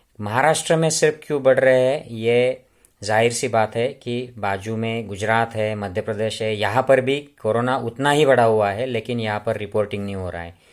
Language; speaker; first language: Hindi; non-native, local second language; Marathi